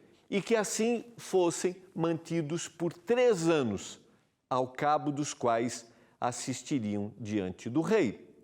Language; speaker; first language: Portuguese; native; Portuguese